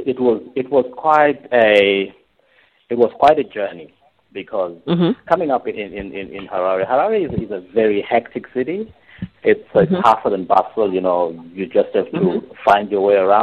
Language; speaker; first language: English; non-native, local second language; Shona